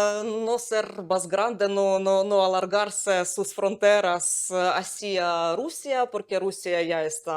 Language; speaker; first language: Spanish; non-native, fluent; Ukrainian